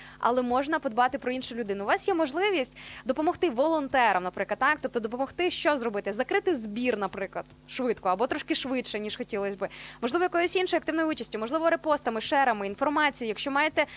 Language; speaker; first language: Ukrainian; native; Ukrainian